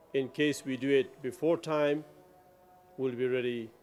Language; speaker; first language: English; non-native, fluent; Persian